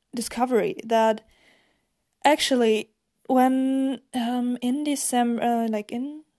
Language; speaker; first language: English; non-native, fluent; German